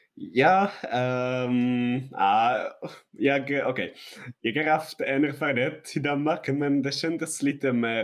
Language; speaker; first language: Swedish; non-native, learner; Italian